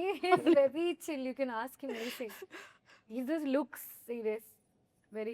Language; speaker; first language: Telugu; non-native, fluent; Hindi